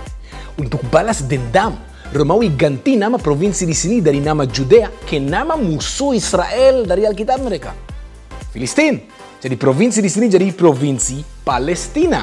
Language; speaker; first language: Indonesian; non-native, fluent; Hebrew